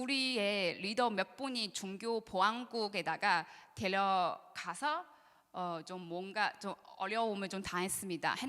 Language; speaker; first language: Korean; non-native, learner; Chinese